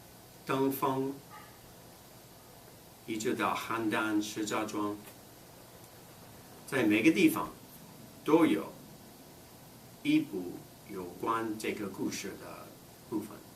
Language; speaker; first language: Chinese; non-native, fluent; English